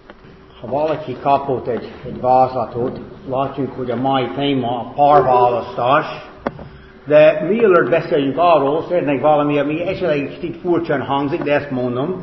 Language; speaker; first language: Hungarian; non-native, fluent; English